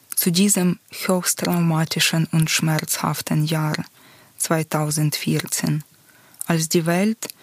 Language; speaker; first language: German; non-native, fluent; Ukrainian